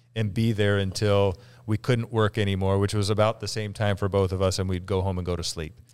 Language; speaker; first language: English; native; English